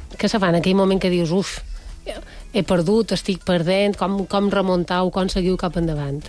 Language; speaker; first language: Catalan; native; Catalan